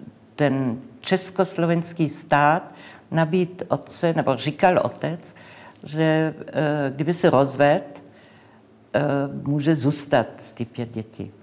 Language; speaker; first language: Czech; non-native, local second language; English